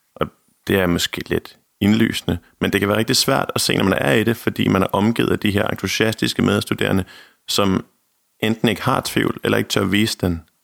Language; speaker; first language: Danish; native; Danish